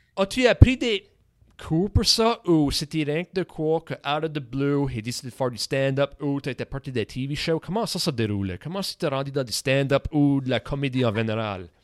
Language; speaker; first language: French; native; French